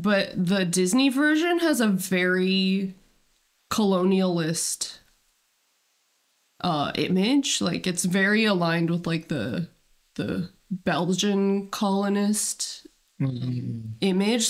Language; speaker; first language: English; native; English